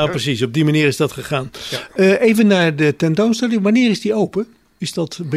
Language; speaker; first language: Dutch; native; Dutch